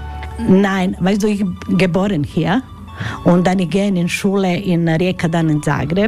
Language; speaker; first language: German; non-native, learner; Croatian